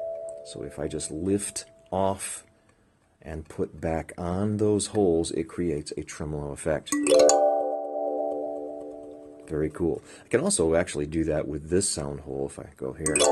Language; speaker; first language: English; native; English